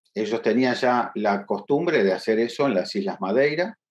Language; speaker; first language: Spanish; native; Spanish